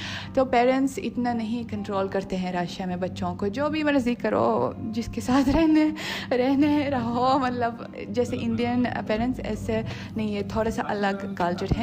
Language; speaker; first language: Hindi; non-native, fluent; Russian